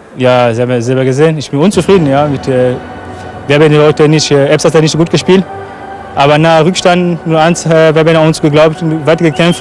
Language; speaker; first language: German; non-native, learner; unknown